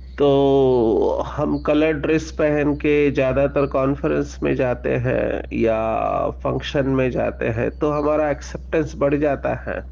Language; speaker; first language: Hindi; non-native, local second language; Marathi